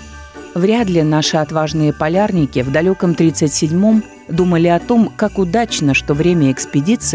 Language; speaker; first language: Russian; native; Russian